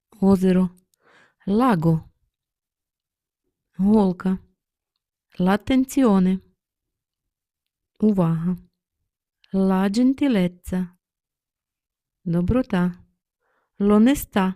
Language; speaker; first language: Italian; non-native, learner; Ukrainian